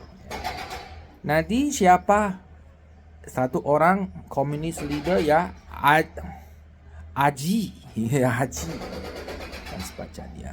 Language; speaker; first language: Indonesian; non-native, learner; Chinese